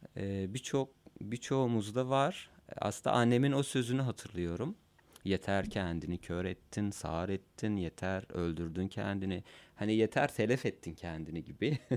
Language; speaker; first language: Turkish; non-native, local second language; Kurdish